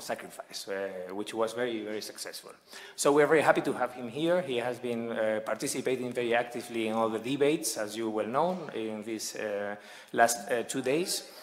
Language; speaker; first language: English; non-native, fluent; Spanish